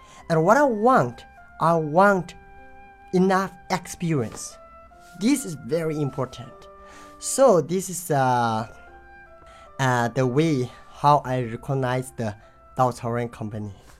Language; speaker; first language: English; non-native, learner; Tibetan